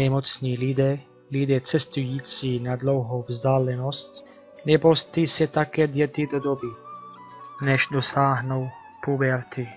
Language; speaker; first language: Czech; non-native, learner; Arabic